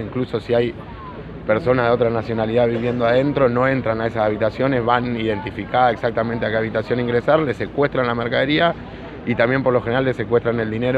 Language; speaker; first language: Spanish; native; Spanish